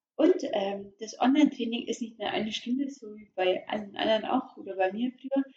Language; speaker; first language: German; early bilingual, other home language; Croatian